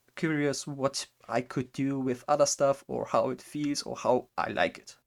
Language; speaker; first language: English; non-native, fluent; German